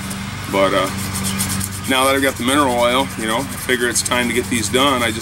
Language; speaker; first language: English; native; English